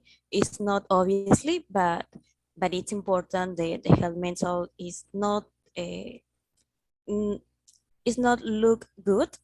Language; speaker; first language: English; non-native, learner; Spanish